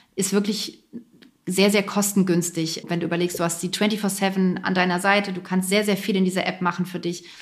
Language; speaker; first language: German; native; German